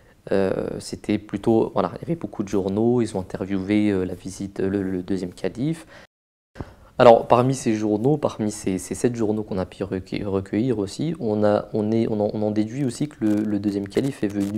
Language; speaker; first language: French; native; French